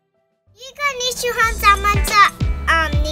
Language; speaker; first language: Chinese; early bilingual, heritage; Chinese